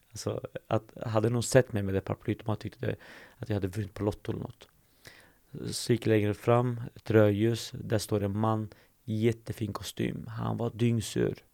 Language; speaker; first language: Swedish; early bilingual, other home language; Assyrian Neo-Aramaic